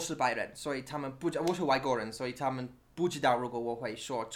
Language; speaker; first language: Chinese; non-native, learner; English